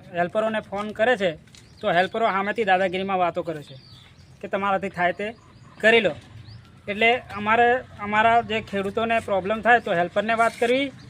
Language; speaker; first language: Gujarati; non-native, local second language; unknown